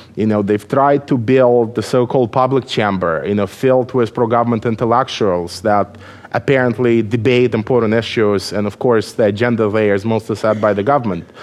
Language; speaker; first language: English; non-native, fluent; Russian